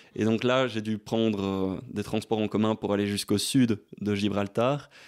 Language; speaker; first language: French; native; French